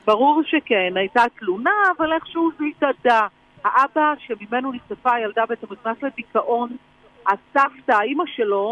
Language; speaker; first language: Hebrew; native; Hebrew